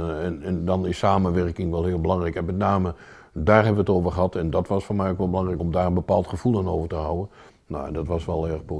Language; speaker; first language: Dutch; native; Dutch